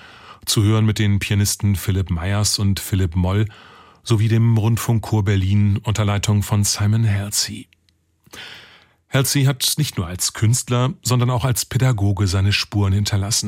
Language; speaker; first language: German; native; German